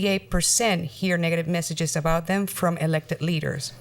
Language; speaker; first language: English; non-native, fluent; Spanish